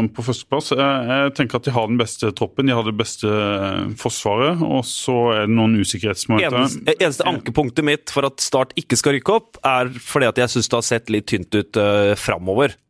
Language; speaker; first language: Norwegian; native; Norwegian